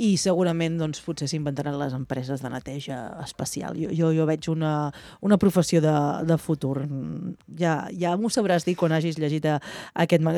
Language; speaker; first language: Catalan; native; Catalan